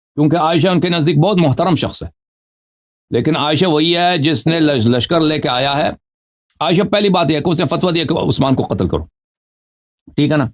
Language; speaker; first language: Urdu; non-native, fluent; Persian